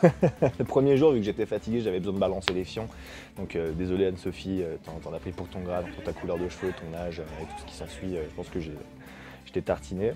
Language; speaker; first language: French; native; French